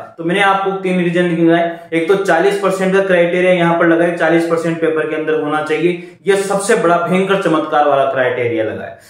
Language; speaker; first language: Hindi; native; Hindi